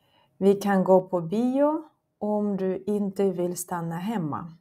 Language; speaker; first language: Swedish; non-native, fluent; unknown